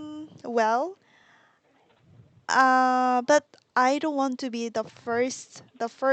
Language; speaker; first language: English; non-native, learner; Korean